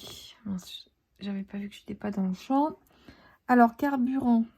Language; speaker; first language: French; native; French